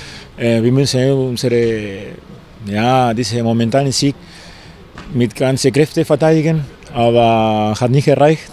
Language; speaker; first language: German; non-native, learner; Spanish